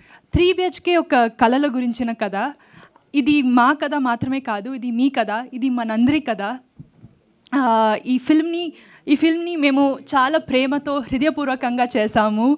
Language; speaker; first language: Telugu; non-native, learner; Tamil